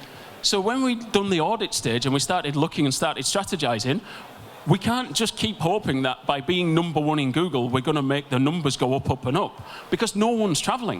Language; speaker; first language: English; native; English